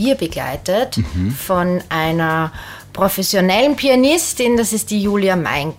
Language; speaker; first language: German; native; German